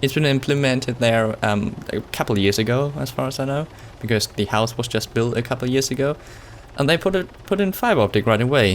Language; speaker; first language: English; non-native, fluent; German